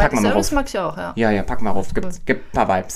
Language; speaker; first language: German; native; German